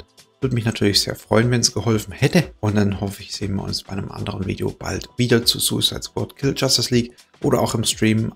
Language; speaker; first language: German; native; German